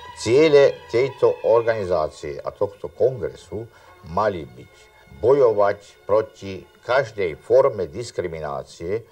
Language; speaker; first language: Slovak; non-native, local second language; Romany